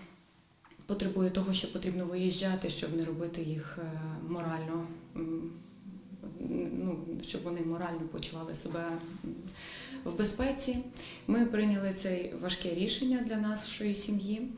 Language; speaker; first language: Ukrainian; native; Ukrainian